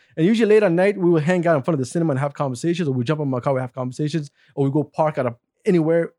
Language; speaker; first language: English; non-native, fluent; Arabic